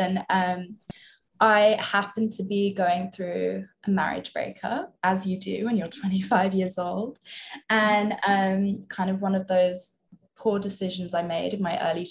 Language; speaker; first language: English; native; English